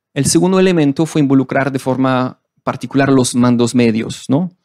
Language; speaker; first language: Spanish; non-native, fluent; French